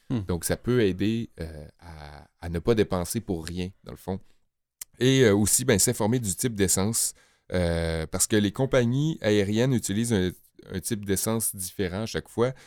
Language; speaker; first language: French; native; French